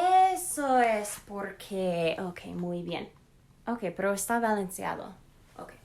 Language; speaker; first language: Spanish; non-native, learner; English